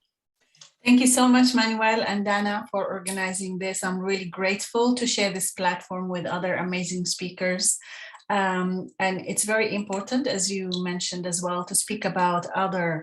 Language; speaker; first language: English; non-native, fluent; Kurdish